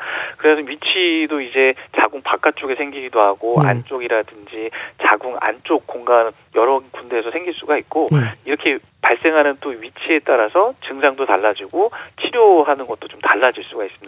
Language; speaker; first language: Korean; native; Korean